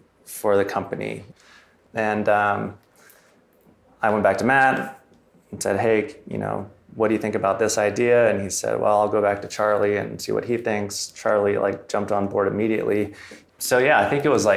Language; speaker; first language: English; native; English